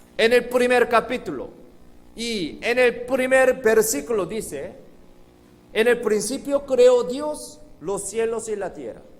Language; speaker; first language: Spanish; non-native, fluent; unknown